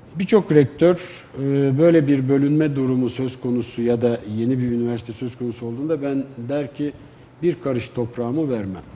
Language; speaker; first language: Turkish; native; Turkish